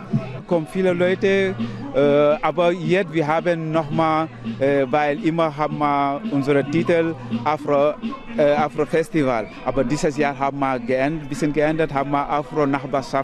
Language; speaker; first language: German; non-native, learner; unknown